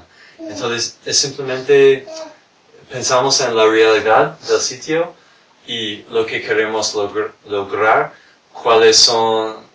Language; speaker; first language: Spanish; non-native, fluent; English